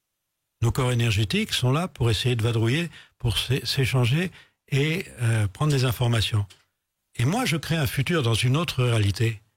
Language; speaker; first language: French; native; French